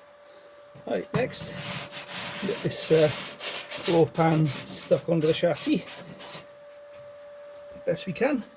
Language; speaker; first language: English; native; English